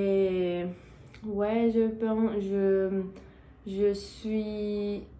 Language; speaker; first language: French; non-native, learner; Portuguese